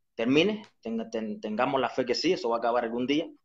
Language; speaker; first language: Spanish; native; Spanish